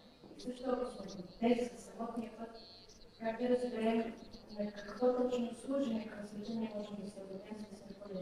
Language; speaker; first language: Russian; non-native, learner; Bulgarian